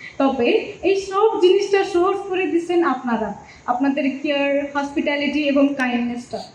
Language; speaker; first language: Bangla; non-native, learner; Nepali